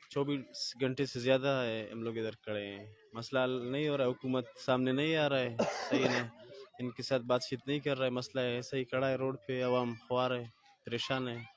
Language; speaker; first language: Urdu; non-native, local second language; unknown